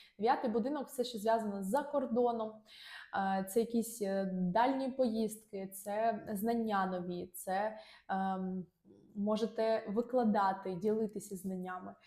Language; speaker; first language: Ukrainian; non-native, local second language; Russian